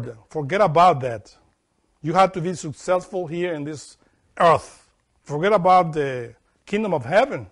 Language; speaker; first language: English; non-native, fluent; Spanish